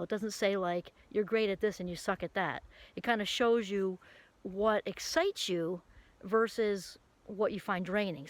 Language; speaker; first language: English; native; English